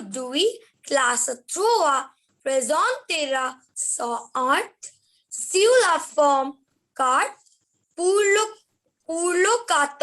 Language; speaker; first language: French; non-native, learner; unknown